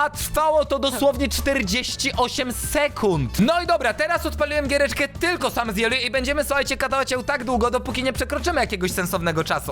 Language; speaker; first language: Polish; native; Polish